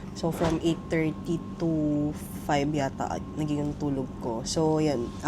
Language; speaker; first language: Filipino; native; Filipino